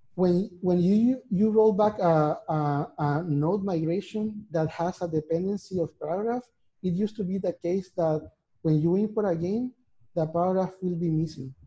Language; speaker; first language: English; non-native, fluent; Spanish